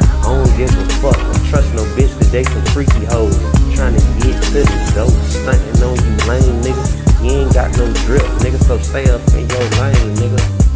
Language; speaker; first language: English; native; English